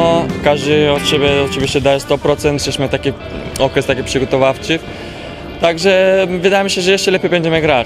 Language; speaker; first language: Polish; non-native, fluent; Bulgarian